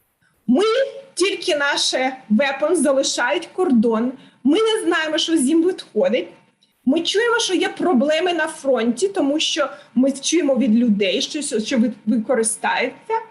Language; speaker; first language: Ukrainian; non-native, learner; English